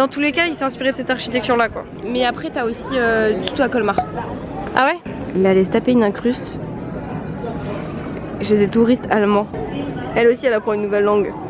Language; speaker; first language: French; native; French